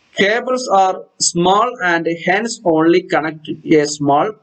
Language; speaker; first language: English; non-native, local second language; Malayalam